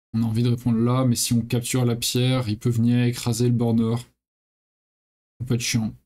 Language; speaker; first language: French; native; French